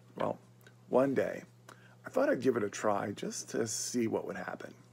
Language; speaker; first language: English; native; English